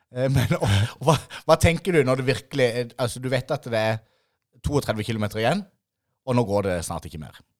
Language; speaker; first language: Norwegian; native; Norwegian